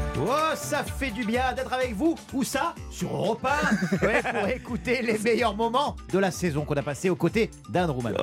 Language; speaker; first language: French; native; French